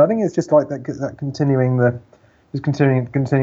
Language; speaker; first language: English; native; English